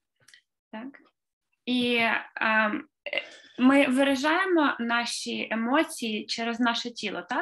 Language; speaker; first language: Ukrainian; native; Ukrainian